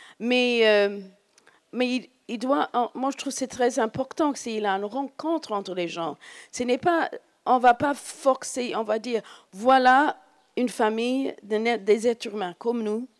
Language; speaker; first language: French; non-native, fluent; English